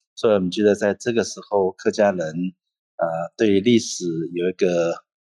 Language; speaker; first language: Chinese; non-native, local second language; Hakka Chinese